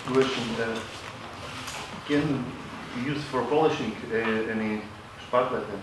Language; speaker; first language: English; non-native, local second language; Latvian